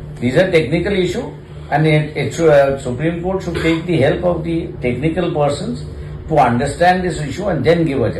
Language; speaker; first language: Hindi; non-native, local second language; Marathi